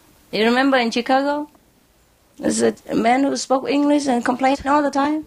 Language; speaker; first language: English; non-native, fluent; Vietnamese